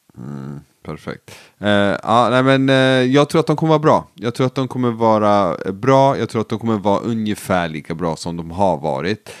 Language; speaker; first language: Swedish; native; Swedish